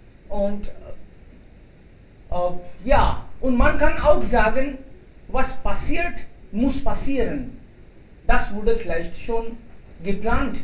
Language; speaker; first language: German; non-native, fluent; Hindi